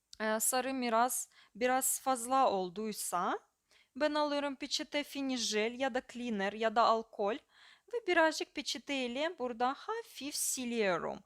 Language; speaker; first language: Turkish; non-native, fluent; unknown